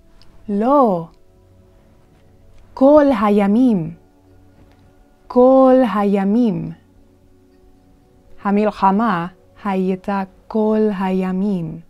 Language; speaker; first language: Hebrew; non-native, fluent; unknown